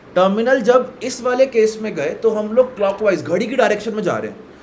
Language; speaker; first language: Hindi; native; Hindi